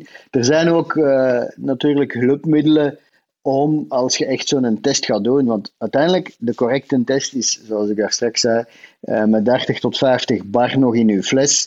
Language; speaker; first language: Dutch; native; Dutch